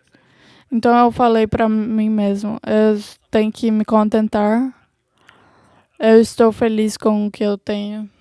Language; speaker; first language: Portuguese; non-native, learner; English